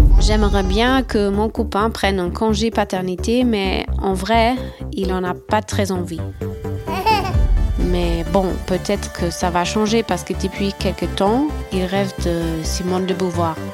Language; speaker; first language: French; non-native, fluent; German